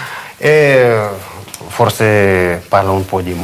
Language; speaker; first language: Italian; non-native, fluent; Russian